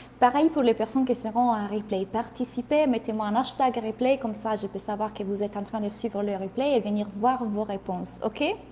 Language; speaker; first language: French; non-native, fluent; Italian